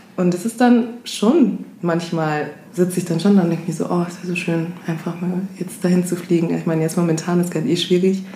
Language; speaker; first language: German; early bilingual, other home language; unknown